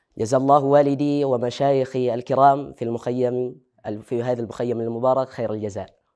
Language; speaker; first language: Arabic; non-native, learner; Indonesian